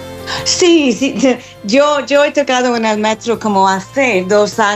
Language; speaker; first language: Spanish; non-native, fluent; English